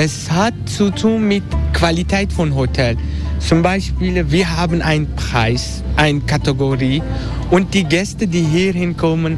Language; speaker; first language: German; non-native, fluent; Turkish